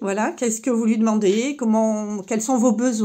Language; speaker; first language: French; native; French